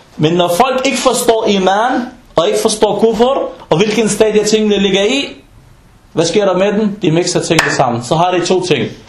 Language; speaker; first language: Danish; non-native, fluent; Arabic